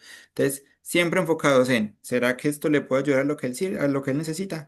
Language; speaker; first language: Spanish; native; Spanish